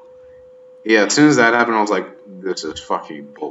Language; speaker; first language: English; native; English